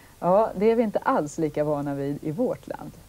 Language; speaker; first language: Swedish; native; Swedish